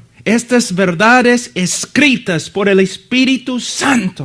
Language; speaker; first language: Spanish; non-native, fluent; English